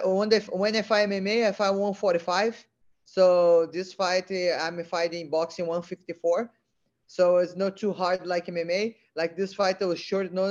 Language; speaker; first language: English; non-native, learner; Portuguese